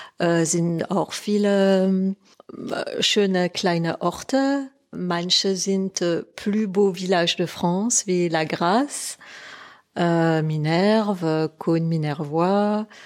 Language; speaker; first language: German; non-native, local second language; French